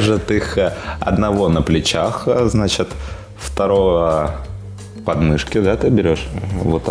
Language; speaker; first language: Russian; native; Russian